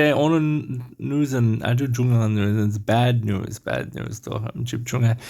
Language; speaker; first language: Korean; non-native, learner; English